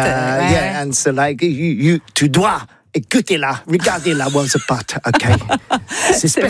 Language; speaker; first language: French; non-native, learner; English